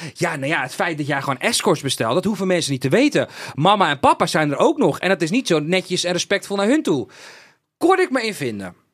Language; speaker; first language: Dutch; native; Dutch